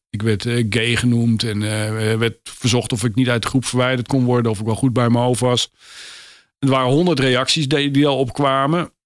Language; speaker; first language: Dutch; native; Dutch